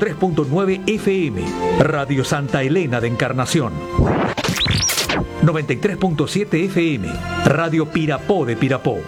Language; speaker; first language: Spanish; native; Spanish